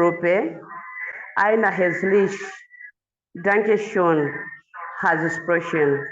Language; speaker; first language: German; non-native, learner; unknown